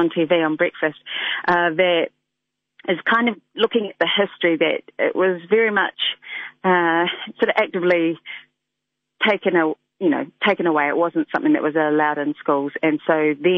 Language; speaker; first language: English; native; English